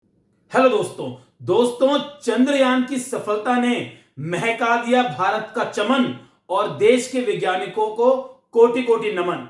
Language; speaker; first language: Hindi; native; Hindi